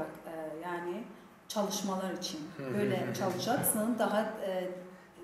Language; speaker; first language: Turkish; non-native, fluent; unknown